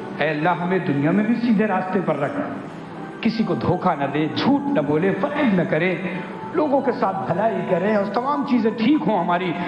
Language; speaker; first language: Urdu; native; Urdu